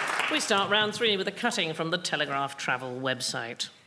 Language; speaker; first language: English; native; English